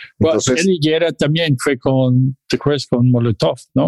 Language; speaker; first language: Spanish; non-native, fluent; English